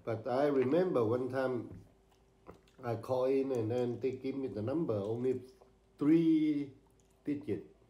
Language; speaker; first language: English; non-native, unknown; Vietnamese